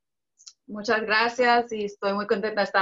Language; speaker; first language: Spanish; early bilingual, heritage; Spanish